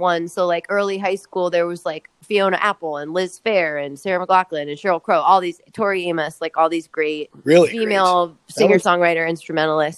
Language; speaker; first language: English; native; English